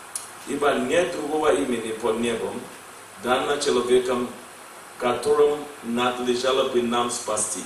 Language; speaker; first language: Russian; non-native, learner; English